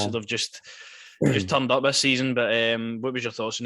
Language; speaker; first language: English; native; English